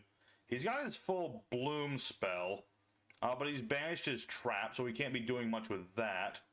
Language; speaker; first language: English; native; English